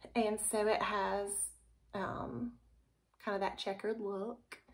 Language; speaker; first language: English; native; English